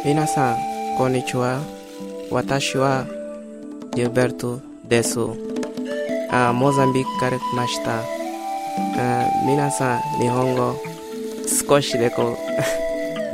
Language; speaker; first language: Japanese; non-native, learner; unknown